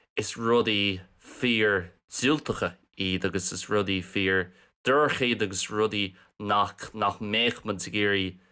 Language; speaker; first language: Irish; non-native, local second language; English